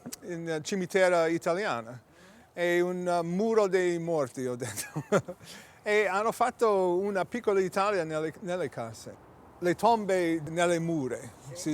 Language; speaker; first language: Italian; early bilingual, heritage; English